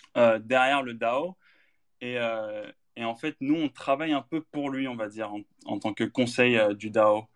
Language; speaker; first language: French; native; French